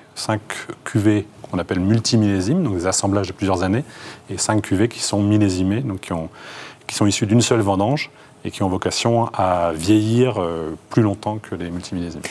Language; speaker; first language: French; native; French